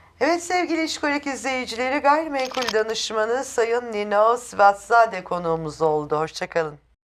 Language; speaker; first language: Turkish; native; Turkish